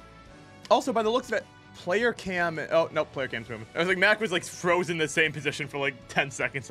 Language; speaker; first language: English; native; English